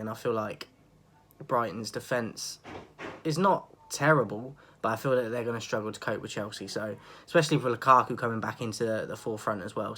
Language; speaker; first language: English; native; English